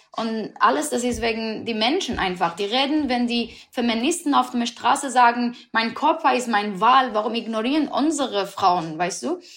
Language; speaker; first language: German; non-native, learner; Persian